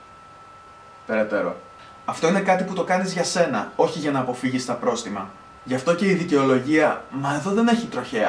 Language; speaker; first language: Greek; native; Greek